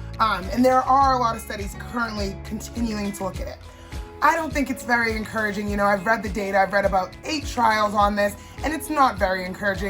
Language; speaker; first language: English; native; English